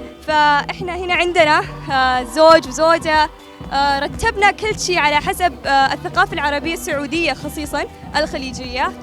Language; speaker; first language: Arabic; early bilingual, heritage; Arabic